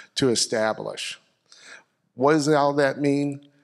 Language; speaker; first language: English; native; English